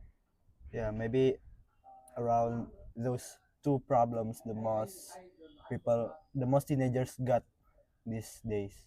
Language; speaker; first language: English; non-native, fluent; Indonesian